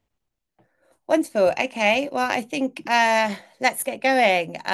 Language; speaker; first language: English; native; English